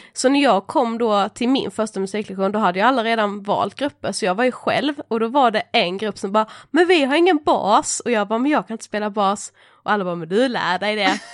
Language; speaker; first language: Swedish; native; Swedish